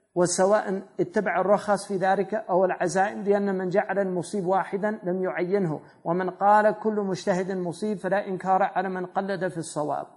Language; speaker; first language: Arabic; non-native, fluent; English